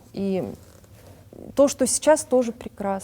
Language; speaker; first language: Russian; native; Russian